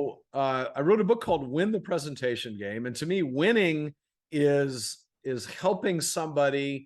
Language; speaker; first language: English; native; English